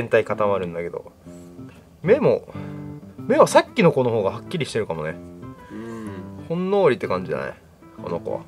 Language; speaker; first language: Japanese; native; Japanese